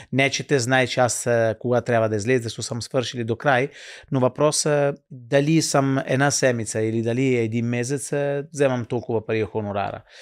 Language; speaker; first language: Bulgarian; non-native, fluent; Italian